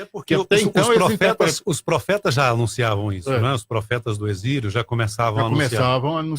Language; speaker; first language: Portuguese; native; Portuguese